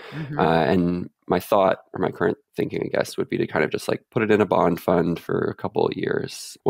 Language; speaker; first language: English; native; English